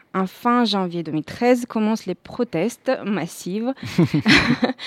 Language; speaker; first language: French; non-native, fluent; Spanish